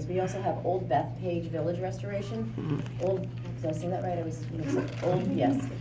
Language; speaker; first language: English; native; English